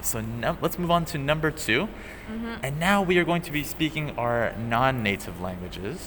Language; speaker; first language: English; native; English